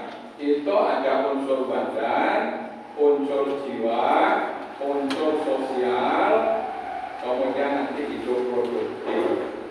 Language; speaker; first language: Indonesian; non-native, local second language; Javanese